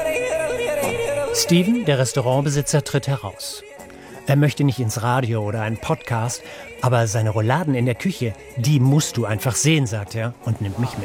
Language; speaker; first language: German; native; German